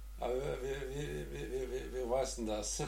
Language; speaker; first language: German; non-native, learner; Norwegian